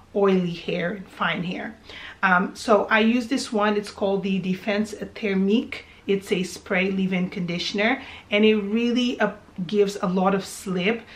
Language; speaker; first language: English; early bilingual, other home language; Portuguese